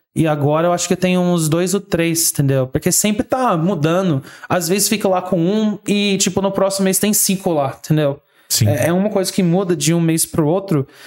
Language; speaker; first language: Portuguese; non-native, fluent; English